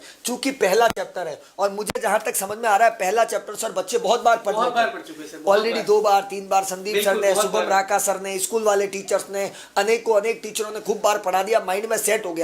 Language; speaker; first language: Hindi; native; Hindi